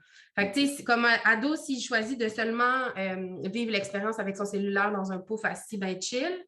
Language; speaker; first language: French; native; French